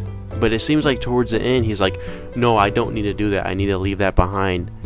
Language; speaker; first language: English; native; English